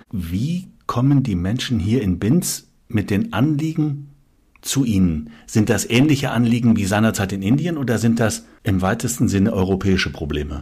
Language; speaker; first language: German; native; German